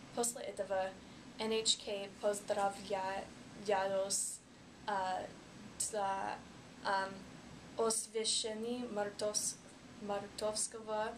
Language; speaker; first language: Russian; non-native, learner; English